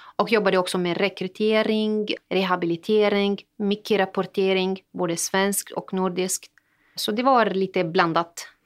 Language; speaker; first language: Swedish; non-native, fluent; Arabic